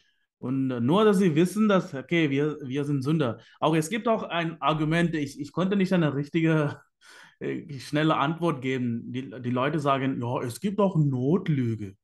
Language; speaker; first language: German; non-native, fluent; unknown